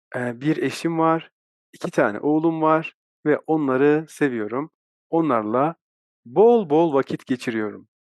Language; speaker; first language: Turkish; native; Turkish